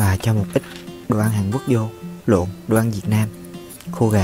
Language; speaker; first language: Vietnamese; native; Vietnamese